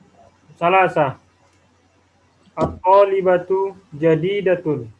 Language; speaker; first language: Arabic; non-native, learner; Indonesian